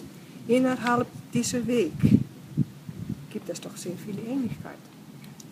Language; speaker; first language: German; non-native, fluent; Dutch